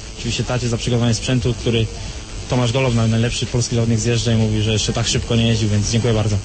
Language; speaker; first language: Polish; native; Polish